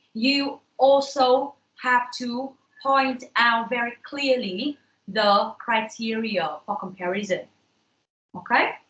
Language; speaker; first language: English; non-native, fluent; Vietnamese